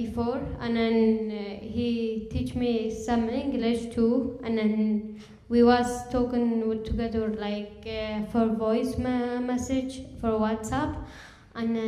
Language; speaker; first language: English; non-native, learner; Kurdish